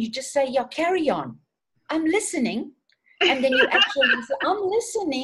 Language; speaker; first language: English; non-native, fluent; Portuguese